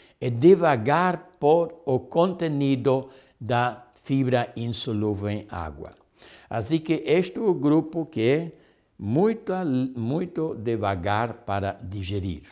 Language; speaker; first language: Portuguese; non-native, fluent; German